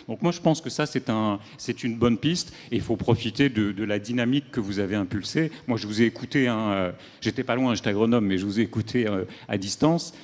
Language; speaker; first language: French; native; French